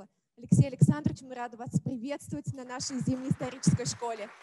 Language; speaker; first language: Russian; native; Russian